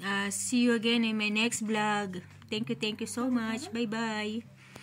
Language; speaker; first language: English; non-native, local second language; Filipino